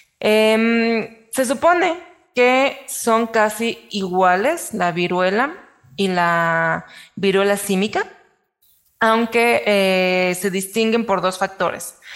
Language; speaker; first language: Spanish; native; Spanish